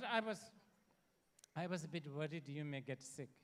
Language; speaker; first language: English; non-native, learner; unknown